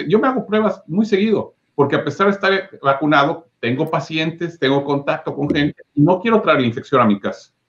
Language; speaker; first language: Spanish; native; Spanish